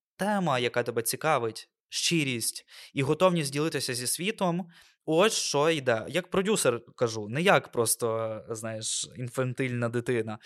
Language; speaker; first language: Ukrainian; non-native, local second language; Russian